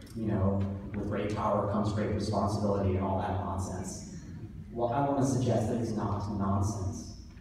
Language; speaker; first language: English; native; English